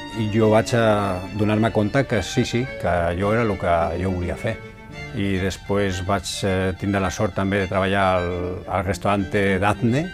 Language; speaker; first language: Catalan; non-native, local second language; Spanish